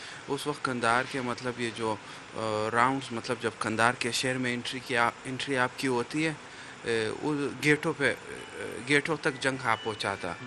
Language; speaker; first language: Hindi; non-native, fluent; Pashto